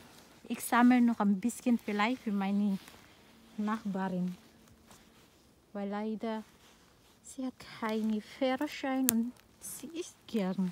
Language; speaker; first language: German; non-native, learner; Filipino